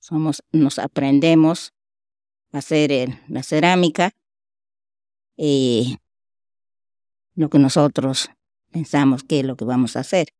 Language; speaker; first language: Spanish; non-native, local second language; Shipibo-Conibo